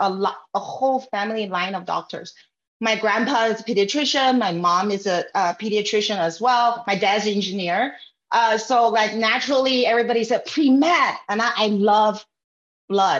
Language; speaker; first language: English; non-native, fluent; Chinese